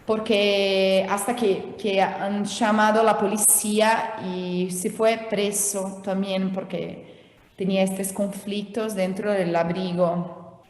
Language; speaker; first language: Spanish; non-native, fluent; Portuguese